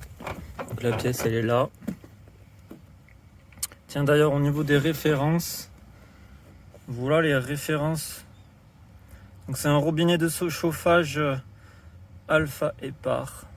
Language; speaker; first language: French; native; French